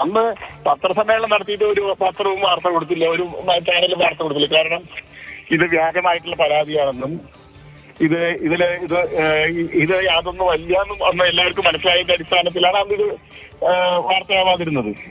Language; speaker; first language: Malayalam; native; Malayalam